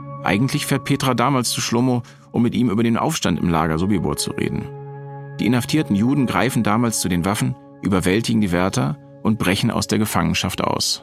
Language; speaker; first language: German; native; German